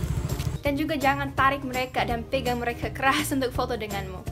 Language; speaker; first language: Indonesian; non-native, fluent; English